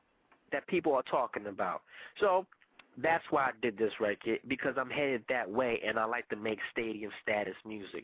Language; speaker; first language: English; non-native, fluent; Spanish